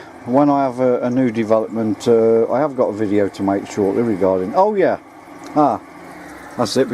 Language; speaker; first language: English; native; English